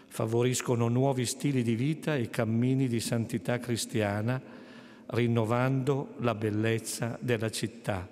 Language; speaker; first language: Italian; native; Italian